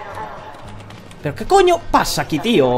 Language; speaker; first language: Spanish; native; Spanish